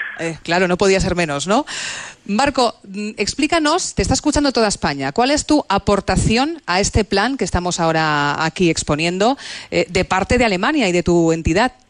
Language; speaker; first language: Spanish; native; Spanish